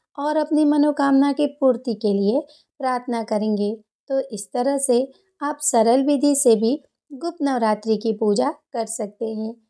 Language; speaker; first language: Hindi; native; Hindi